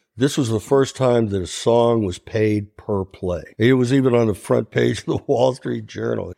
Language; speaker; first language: English; native; English